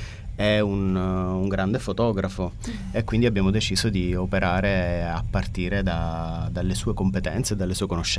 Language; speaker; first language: Italian; native; Italian